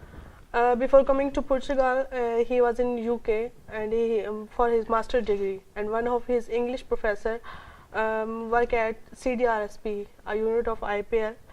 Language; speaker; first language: English; non-native, local second language; Urdu